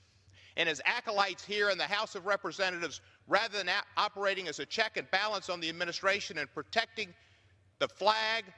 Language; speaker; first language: English; native; English